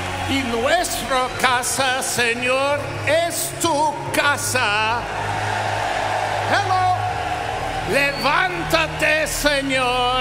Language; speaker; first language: Spanish; non-native, learner; English